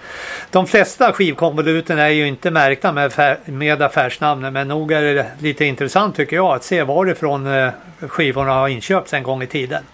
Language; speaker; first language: Swedish; native; Swedish